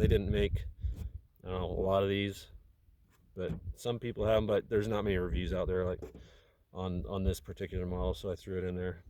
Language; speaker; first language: English; native; English